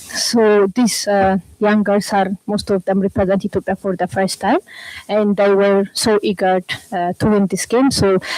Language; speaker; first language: English; non-native, local second language; Amharic